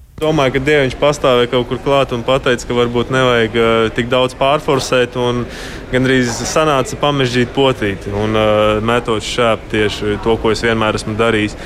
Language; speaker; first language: Latvian; non-native, local second language; Russian